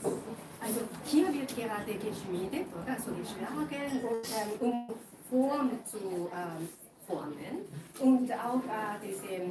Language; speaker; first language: German; non-native, fluent; Japanese